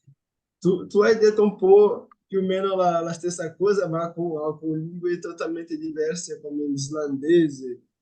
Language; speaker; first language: Italian; non-native, fluent; Portuguese